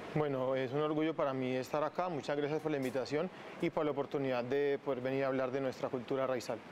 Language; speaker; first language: Spanish; non-native, local second language; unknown